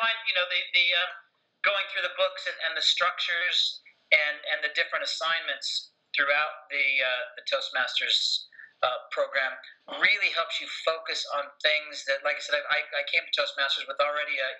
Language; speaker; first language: English; native; English